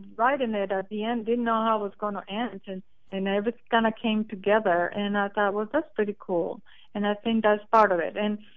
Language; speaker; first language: English; non-native, fluent; Spanish